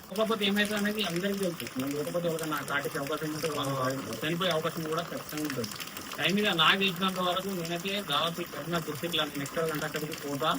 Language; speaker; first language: Telugu; non-native, local second language; Urdu